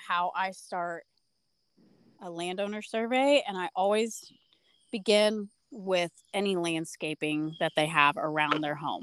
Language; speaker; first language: English; native; English